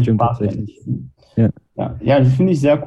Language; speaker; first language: German; non-native, fluent; Hebrew